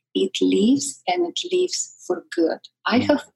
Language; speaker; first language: English; non-native, fluent; Russian